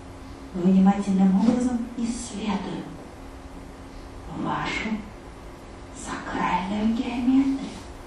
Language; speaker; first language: Russian; native; Russian